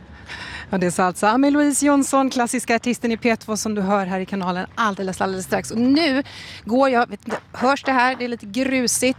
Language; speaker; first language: Swedish; native; Swedish